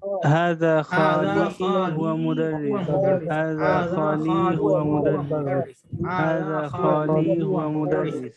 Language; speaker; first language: Arabic; non-native, learner; Bangla